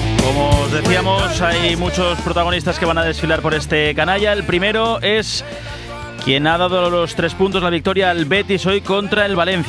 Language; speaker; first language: Spanish; native; Spanish